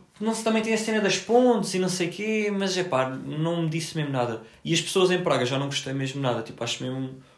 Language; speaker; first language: Portuguese; native; Portuguese